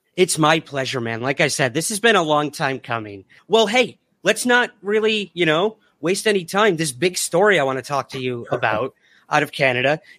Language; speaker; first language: English; native; English